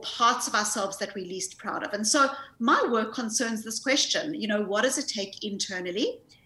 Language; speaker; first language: English; native; English